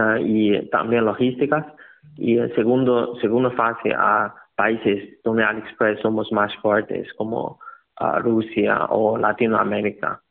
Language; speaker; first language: Spanish; non-native, learner; Chinese